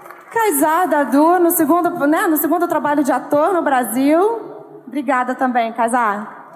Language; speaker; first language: Portuguese; native; Portuguese